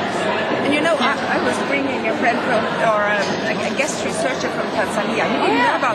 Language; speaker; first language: English; non-native, fluent; Norwegian